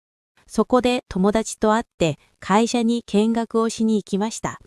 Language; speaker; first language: Japanese; non-native, fluent; Korean